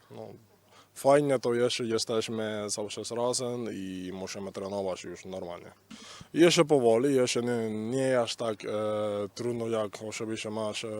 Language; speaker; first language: Polish; non-native, learner; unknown